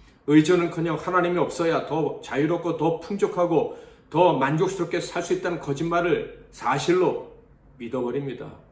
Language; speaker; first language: Korean; native; Korean